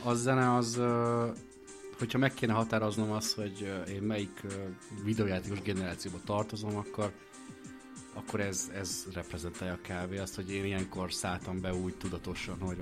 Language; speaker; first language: Hungarian; native; Hungarian